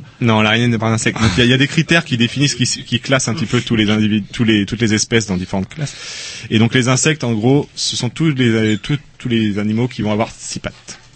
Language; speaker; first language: French; native; French